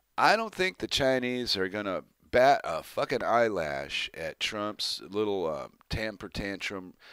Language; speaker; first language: English; native; English